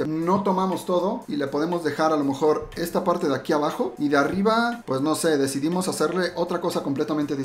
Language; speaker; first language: Spanish; native; Spanish